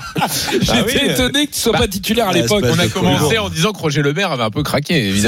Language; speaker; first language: French; native; French